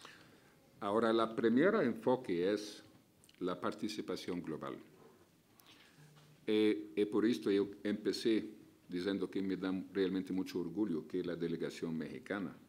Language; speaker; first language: Spanish; non-native, fluent; Arabic